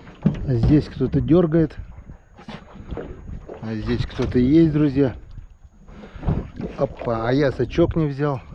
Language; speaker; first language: Russian; native; Russian